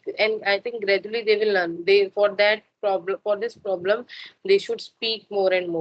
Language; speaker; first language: English; non-native, learner; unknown